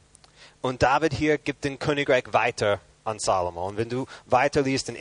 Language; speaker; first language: German; non-native, fluent; English